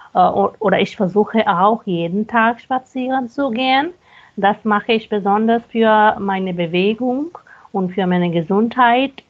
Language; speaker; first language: German; non-native, fluent; Hindi